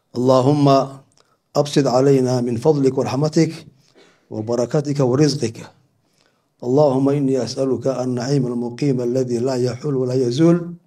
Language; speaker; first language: Arabic; non-native, local second language; Somali